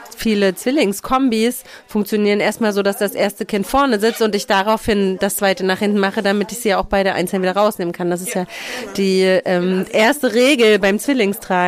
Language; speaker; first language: German; native; German